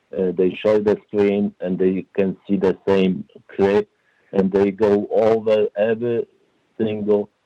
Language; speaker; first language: English; non-native, fluent; Polish